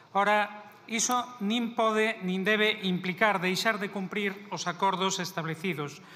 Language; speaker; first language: Galician; native; Galician